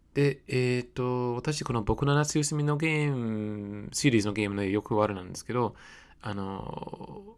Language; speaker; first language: Japanese; non-native, fluent; English